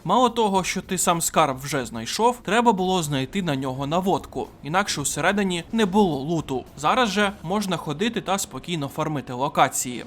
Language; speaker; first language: Ukrainian; native; Ukrainian